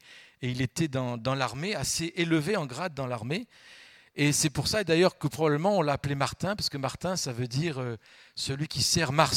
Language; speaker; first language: French; native; French